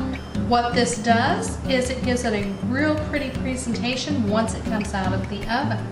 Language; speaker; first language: English; native; English